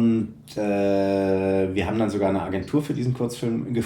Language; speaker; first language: German; native; German